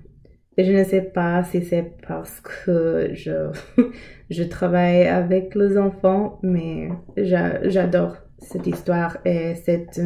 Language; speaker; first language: French; non-native, learner; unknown